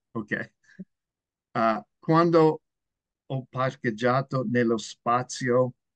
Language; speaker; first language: Italian; non-native, learner; English